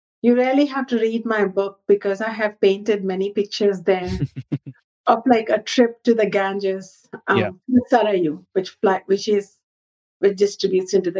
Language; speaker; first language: English; non-native, local second language; Hindi